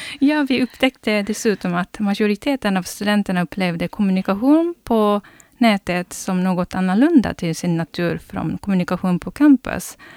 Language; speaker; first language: Swedish; non-native, fluent; Japanese